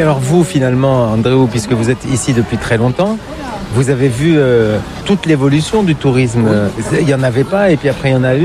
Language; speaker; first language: French; native; French